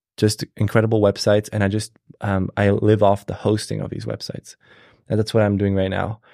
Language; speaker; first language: English; non-native, fluent; German